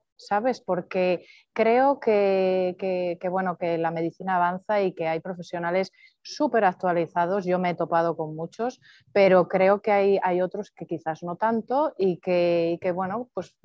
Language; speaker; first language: Spanish; native; Spanish